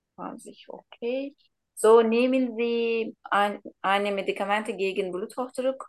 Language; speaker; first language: German; non-native, learner; Turkish